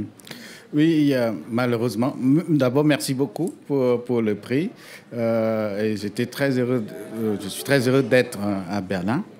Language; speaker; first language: French; non-native, fluent; Khmer